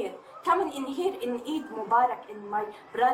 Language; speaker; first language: English; non-native, learner; Arabic